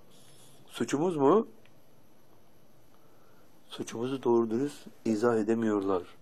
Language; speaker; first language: Turkish; native; Turkish